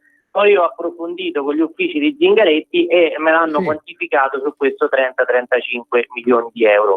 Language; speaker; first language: Italian; native; Italian